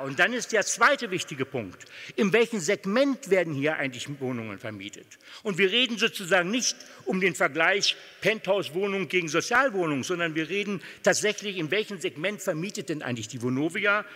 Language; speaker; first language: German; native; German